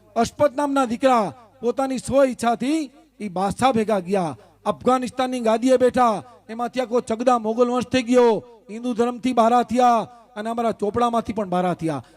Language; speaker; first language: Gujarati; non-native, local second language; Kachhi